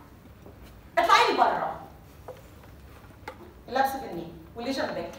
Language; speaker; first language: Arabic; native; Arabic